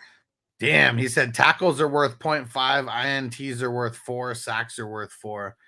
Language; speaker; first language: English; native; English